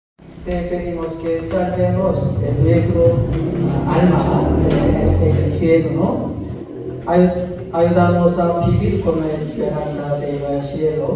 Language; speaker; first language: Spanish; non-native, fluent; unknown